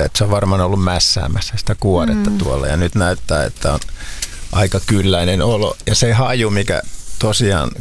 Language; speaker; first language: Finnish; native; Finnish